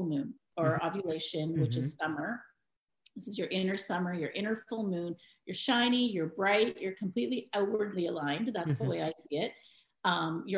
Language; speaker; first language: English; native; English